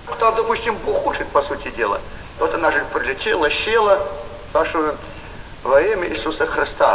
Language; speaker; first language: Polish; non-native, learner; Russian